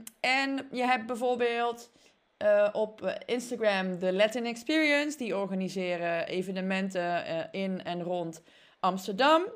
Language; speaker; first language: Dutch; native; Dutch